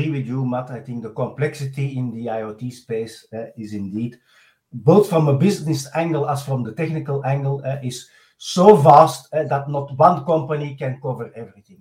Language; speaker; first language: English; non-native, fluent; Dutch